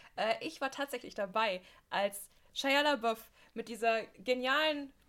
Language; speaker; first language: German; native; German